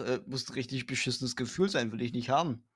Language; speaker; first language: German; native; German